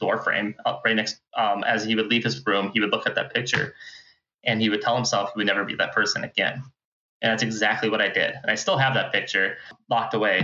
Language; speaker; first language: English; native; English